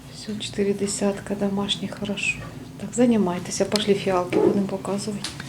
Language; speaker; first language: Ukrainian; native; Ukrainian